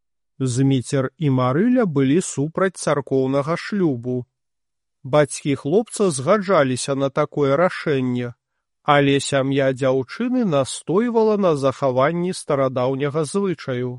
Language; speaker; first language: Belarusian; native; Belarusian